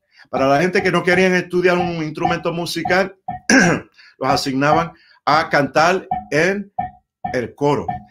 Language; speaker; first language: Spanish; early bilingual, heritage; Spanish